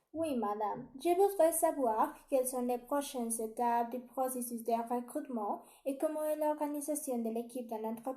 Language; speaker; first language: French; non-native, learner; Spanish